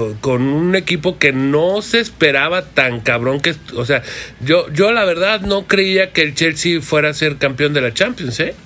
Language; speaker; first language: Spanish; native; Spanish